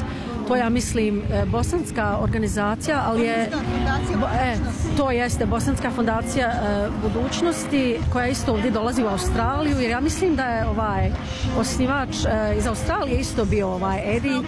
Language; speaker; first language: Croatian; early bilingual, other home language; Bosnian